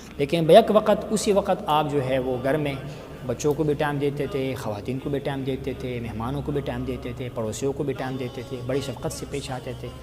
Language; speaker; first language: Urdu; non-native, local second language; Pashto